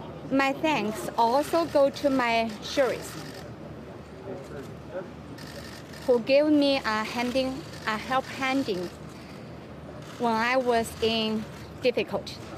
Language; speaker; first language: English; non-native, fluent; Chinese